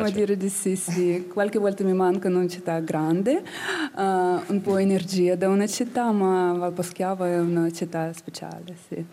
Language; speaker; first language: Italian; non-native, learner; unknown